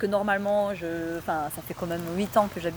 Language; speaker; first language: French; non-native, fluent; Portuguese